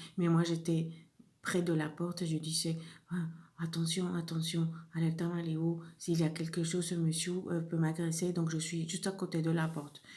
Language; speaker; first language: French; non-native, fluent; Spanish